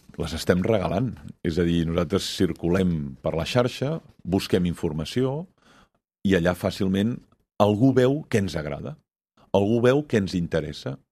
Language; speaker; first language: Catalan; native; Catalan